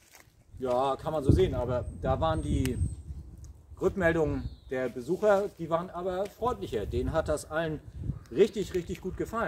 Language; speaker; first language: German; native; German